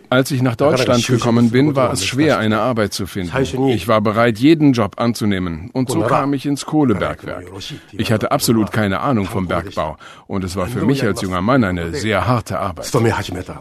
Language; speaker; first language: German; non-native, fluent; Japanese